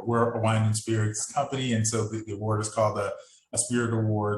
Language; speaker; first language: English; native; English